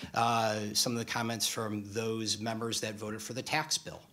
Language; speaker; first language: English; native; English